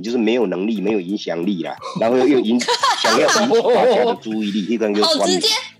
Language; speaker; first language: Chinese; native; Chinese